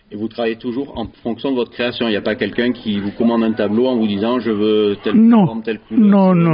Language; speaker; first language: French; native; French